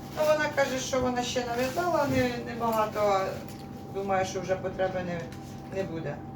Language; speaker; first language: Ukrainian; native; Ukrainian